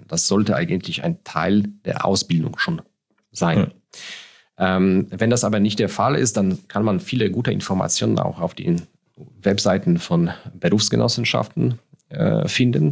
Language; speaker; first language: German; non-native, fluent; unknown